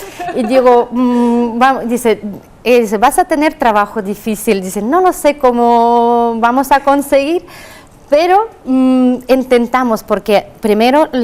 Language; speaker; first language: Spanish; non-native, fluent; Russian